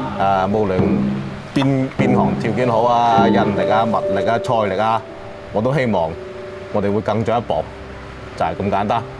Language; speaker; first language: Cantonese; native; Cantonese